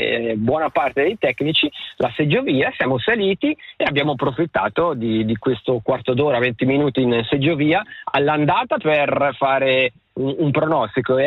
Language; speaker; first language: Italian; native; Italian